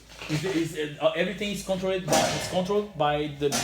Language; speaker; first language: English; non-native, learner; Portuguese